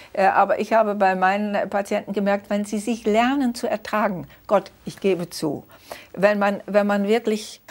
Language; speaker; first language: German; early bilingual, other home language; Danish